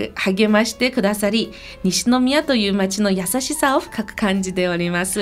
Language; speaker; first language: Japanese; non-native, fluent; Chinese